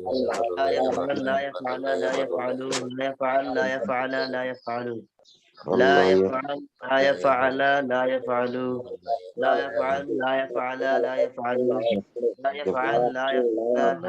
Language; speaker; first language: Arabic; non-native, learner; Bangla